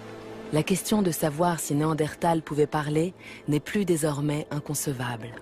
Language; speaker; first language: French; native; French